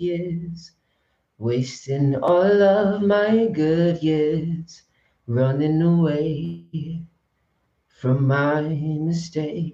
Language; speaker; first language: English; non-native, local second language; Yoruba